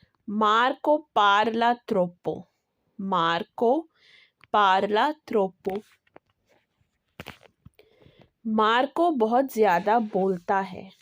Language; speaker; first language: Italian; non-native, fluent; Urdu